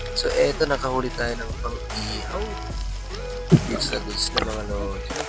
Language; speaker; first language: Filipino; non-native, local second language; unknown